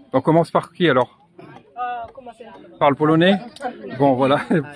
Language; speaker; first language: French; native; French